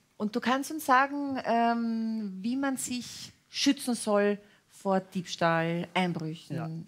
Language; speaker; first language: German; native; German